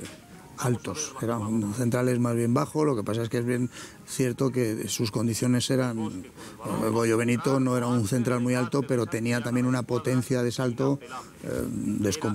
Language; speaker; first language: Spanish; native; Spanish